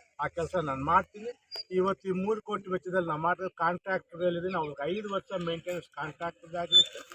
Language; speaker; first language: Kannada; non-native, local second language; Telugu